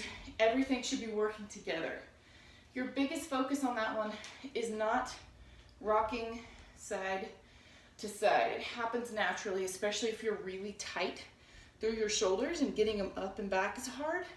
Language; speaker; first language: English; native; English